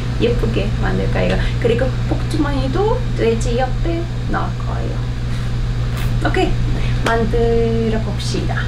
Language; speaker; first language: Korean; non-native, learner; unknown